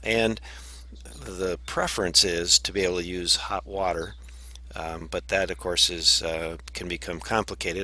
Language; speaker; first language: English; native; English